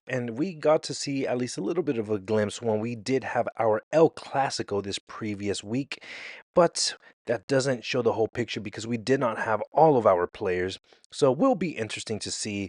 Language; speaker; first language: English; native; English